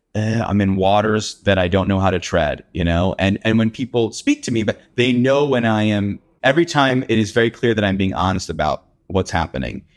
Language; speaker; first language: English; native; English